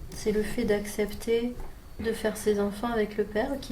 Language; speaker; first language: French; native; French